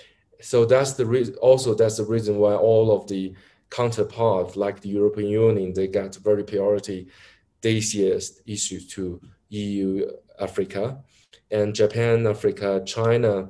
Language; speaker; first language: English; non-native, learner; Chinese